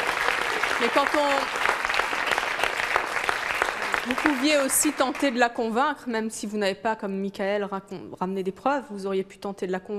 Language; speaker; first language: French; native; French